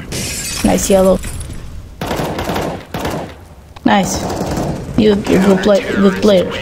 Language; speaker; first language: English; non-native, learner; Hungarian